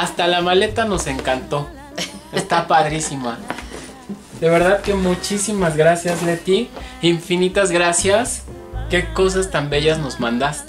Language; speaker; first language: Spanish; native; Spanish